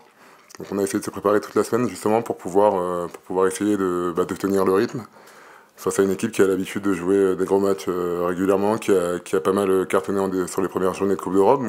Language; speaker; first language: French; native; French